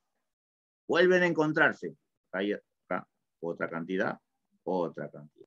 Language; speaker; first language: Spanish; native; Spanish